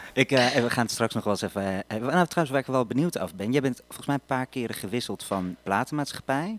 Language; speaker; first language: Dutch; native; Dutch